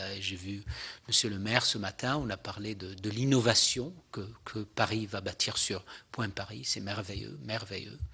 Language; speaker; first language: French; non-native, local second language; Arabic